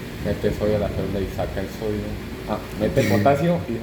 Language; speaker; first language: Spanish; native; Spanish